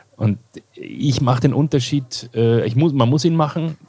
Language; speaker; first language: German; native; German